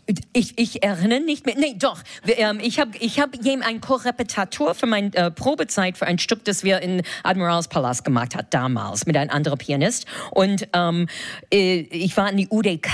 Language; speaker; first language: German; non-native, fluent; English